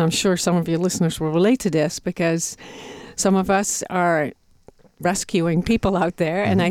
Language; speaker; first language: English; non-native, fluent; Dutch